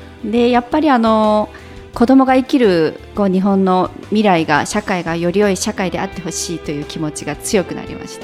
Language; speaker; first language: Japanese; non-native, fluent; Chinese